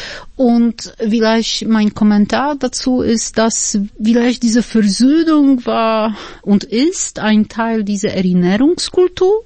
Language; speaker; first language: German; non-native, fluent; Polish